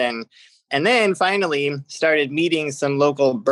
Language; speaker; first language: English; native; English